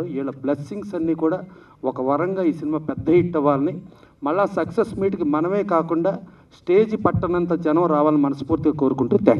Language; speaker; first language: Telugu; native; Telugu